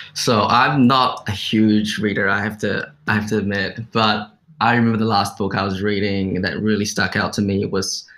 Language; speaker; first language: English; native; English